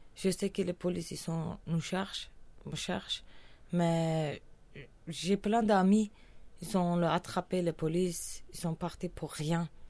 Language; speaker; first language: French; non-native, learner; Kurdish